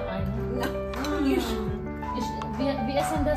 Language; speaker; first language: German; non-native, learner; Arabic